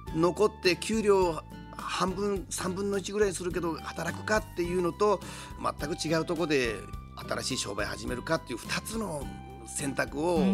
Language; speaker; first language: Japanese; native; Japanese